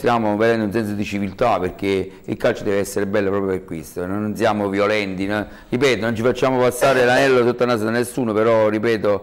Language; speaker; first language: Italian; native; Italian